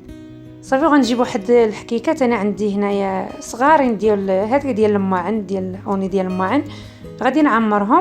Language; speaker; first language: Arabic; native; Arabic